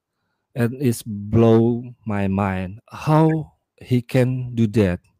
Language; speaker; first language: English; non-native, learner; Indonesian